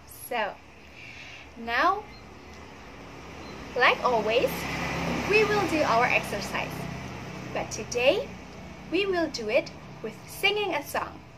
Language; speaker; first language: English; non-native, fluent; Indonesian